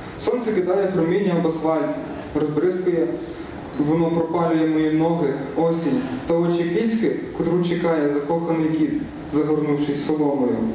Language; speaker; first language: Ukrainian; native; Ukrainian